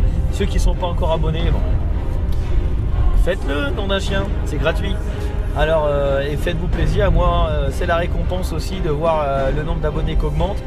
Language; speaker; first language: French; native; French